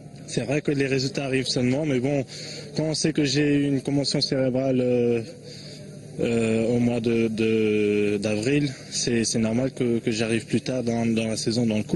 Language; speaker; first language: French; native; French